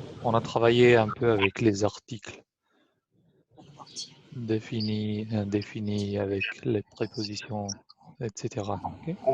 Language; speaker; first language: French; non-native, fluent; Albanian